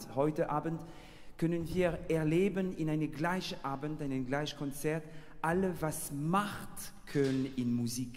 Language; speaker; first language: German; non-native, fluent; French